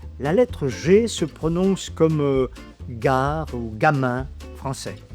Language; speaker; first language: French; native; French